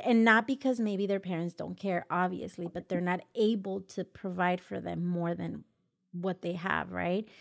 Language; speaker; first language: English; early bilingual, other home language; Spanish